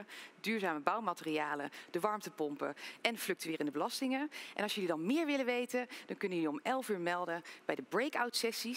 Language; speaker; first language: Dutch; native; Dutch